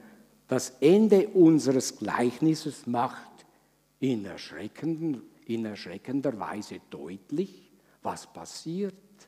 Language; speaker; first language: German; native; German